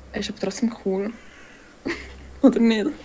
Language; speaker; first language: German; native; German